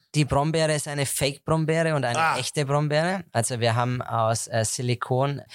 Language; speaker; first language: German; native; German